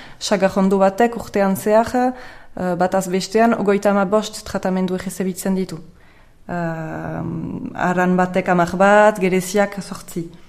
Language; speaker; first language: Basque; native; Basque